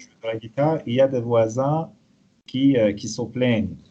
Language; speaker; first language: French; non-native, fluent; Persian